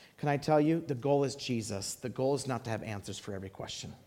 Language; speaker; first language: English; native; English